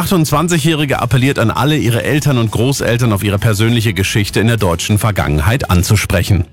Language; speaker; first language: German; native; German